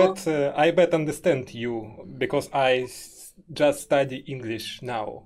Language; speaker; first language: English; non-native, learner; Russian